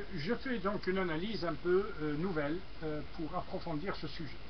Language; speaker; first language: French; non-native, local second language; Arabic